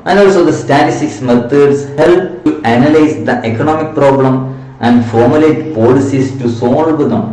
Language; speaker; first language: English; non-native, local second language; Malayalam